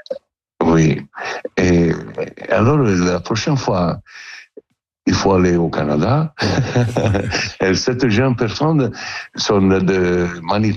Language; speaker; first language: French; non-native, learner; Italian